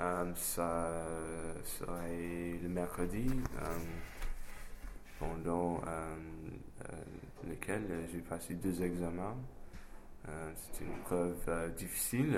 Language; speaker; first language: French; non-native, fluent; English